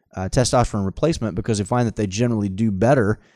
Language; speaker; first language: English; native; English